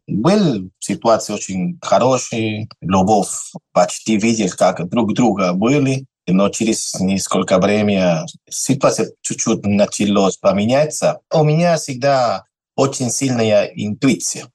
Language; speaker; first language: Russian; non-native, learner; Spanish